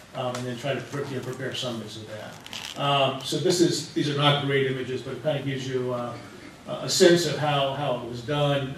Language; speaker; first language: English; native; English